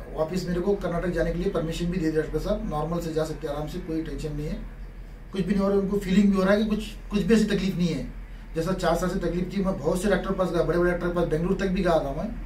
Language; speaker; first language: Hindi; non-native, local second language; Urdu